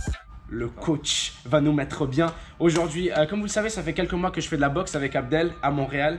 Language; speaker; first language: French; native; French